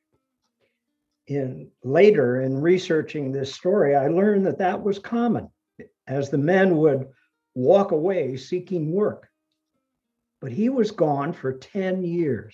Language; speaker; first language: English; early bilingual, other home language; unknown